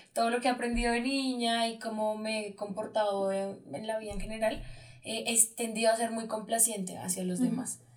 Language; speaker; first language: Spanish; native; Spanish